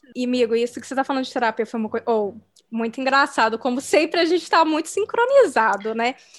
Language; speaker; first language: Portuguese; native; Portuguese